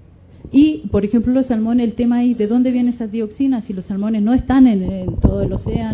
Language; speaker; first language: Spanish; native; Spanish